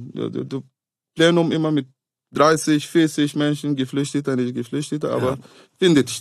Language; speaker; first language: German; non-native, fluent; Arabic